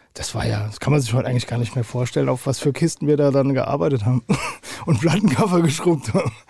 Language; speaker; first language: German; native; German